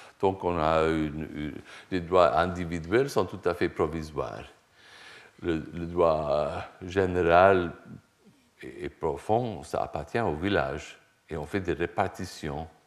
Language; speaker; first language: French; non-native, fluent; Swedish